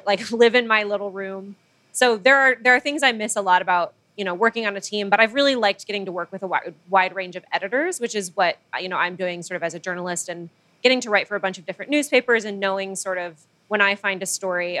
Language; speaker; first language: English; non-native, local second language; Filipino